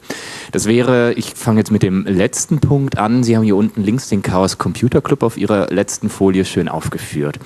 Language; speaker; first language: German; native; German